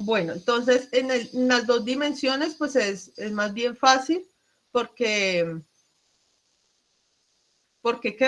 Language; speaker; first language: Spanish; native; Spanish